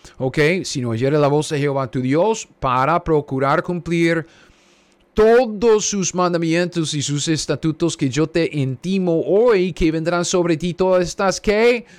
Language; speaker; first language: Spanish; non-native, fluent; English